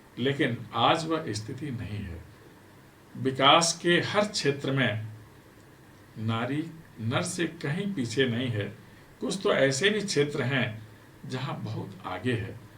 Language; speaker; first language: Hindi; native; Hindi